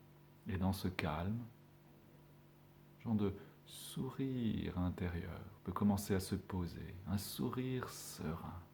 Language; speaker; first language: French; native; French